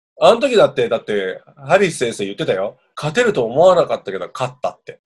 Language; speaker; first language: Japanese; native; Japanese